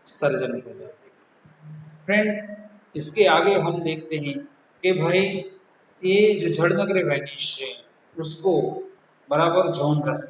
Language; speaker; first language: Hindi; non-native, local second language; Gujarati